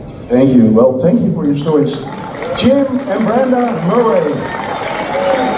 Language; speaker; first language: English; non-native, fluent; Dutch